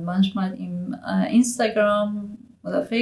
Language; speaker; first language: German; non-native, learner; Persian